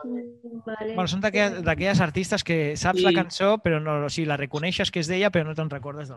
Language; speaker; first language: Catalan; native; Catalan